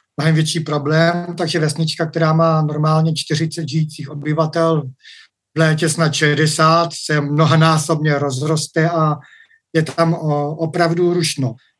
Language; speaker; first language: Czech; native; Czech